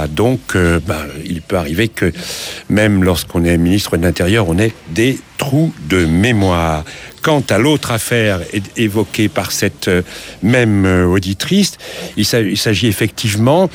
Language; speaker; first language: French; native; French